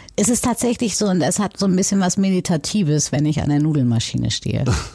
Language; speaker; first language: German; native; German